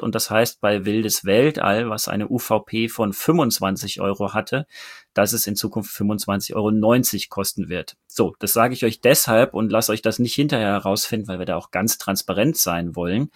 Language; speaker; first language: German; native; German